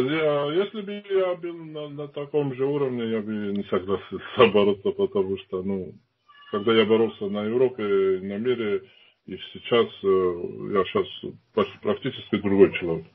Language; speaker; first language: Russian; non-native, fluent; Georgian